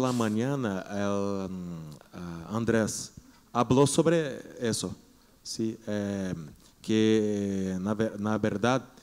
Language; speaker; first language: Spanish; non-native, learner; Portuguese